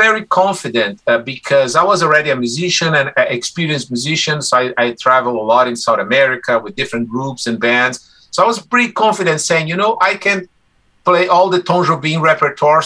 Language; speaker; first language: English; non-native, fluent; Portuguese